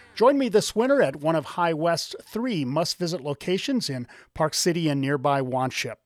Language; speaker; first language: English; native; English